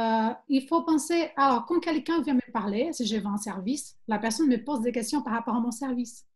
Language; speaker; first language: French; non-native, fluent; Portuguese